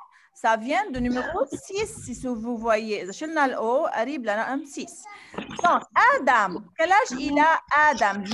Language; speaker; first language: French; non-native, fluent; Arabic